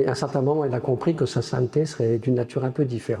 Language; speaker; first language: French; native; French